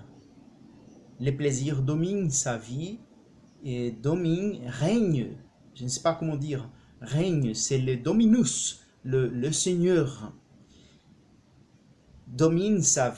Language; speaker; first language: French; non-native, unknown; Spanish